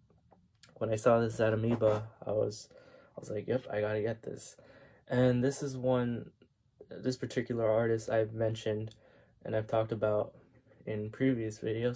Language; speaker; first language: English; native; English